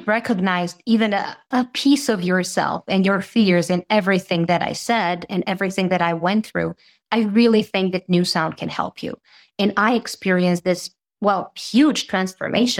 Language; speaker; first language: English; non-native, fluent; Serbian